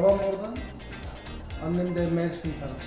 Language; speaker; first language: Turkish; early bilingual, heritage; Turkish